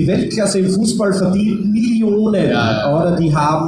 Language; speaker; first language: German; native; German